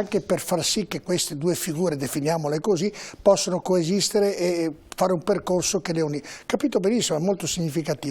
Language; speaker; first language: Italian; native; Italian